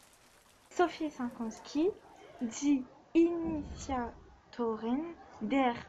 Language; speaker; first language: German; non-native, learner; French